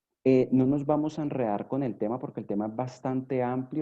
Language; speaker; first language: Spanish; native; Spanish